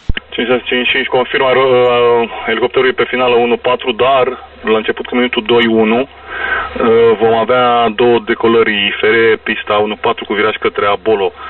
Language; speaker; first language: Romanian; native; Romanian